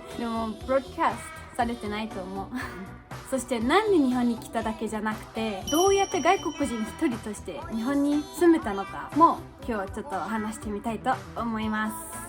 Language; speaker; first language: Japanese; non-native, fluent; German